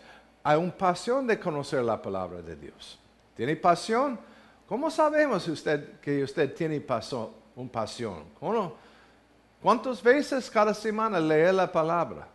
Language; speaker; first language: Spanish; non-native, fluent; English